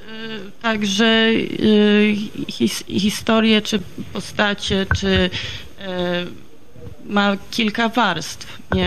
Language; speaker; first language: Polish; early bilingual, heritage; Polish